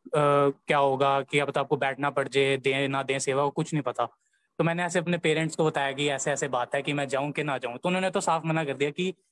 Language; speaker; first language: Hindi; native; Hindi